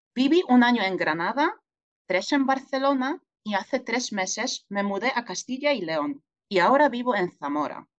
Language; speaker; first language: Spanish; non-native, fluent; Polish